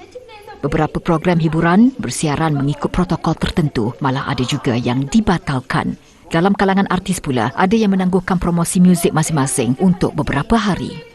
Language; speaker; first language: Malay; native; Malay